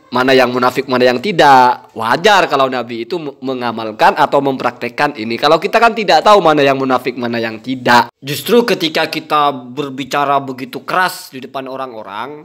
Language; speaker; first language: Indonesian; non-native, local second language; Madurese